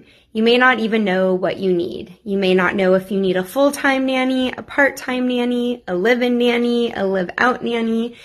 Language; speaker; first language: English; native; English